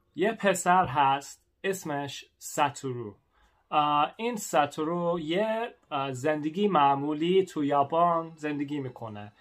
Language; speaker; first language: Persian; early bilingual, other home language; English